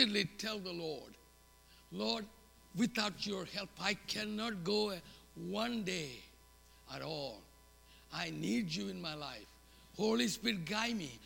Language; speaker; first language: English; non-native, local second language; Malayalam